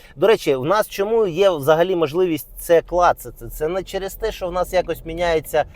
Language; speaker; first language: Ukrainian; non-native, local second language; Russian